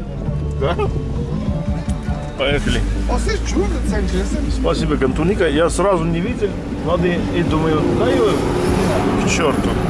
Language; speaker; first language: Russian; non-native, learner; Armenian